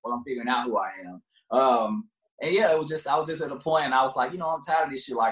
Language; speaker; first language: English; native; English